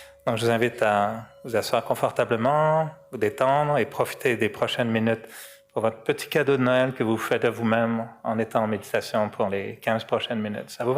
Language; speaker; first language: French; native; French